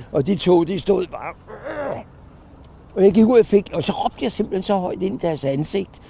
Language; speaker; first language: Danish; native; Danish